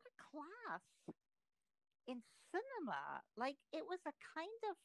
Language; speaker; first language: English; native; English